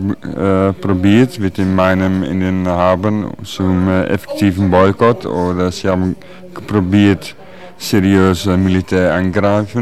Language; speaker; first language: German; non-native, learner; Dutch